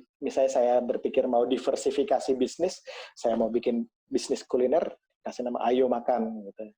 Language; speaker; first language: Indonesian; native; Indonesian